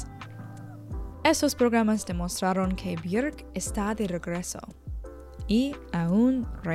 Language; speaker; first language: Spanish; non-native, learner; English